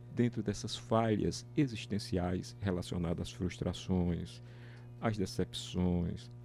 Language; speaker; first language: Portuguese; native; Portuguese